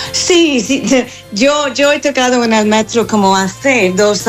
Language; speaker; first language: Spanish; non-native, fluent; English